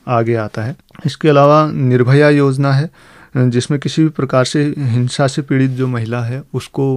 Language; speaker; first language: Hindi; native; Hindi